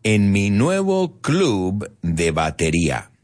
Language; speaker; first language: Spanish; non-native, fluent; English